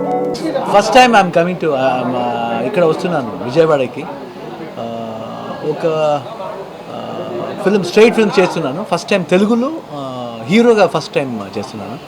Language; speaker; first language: Telugu; non-native, learner; Kannada